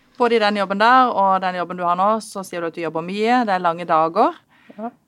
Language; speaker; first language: Norwegian; native; Norwegian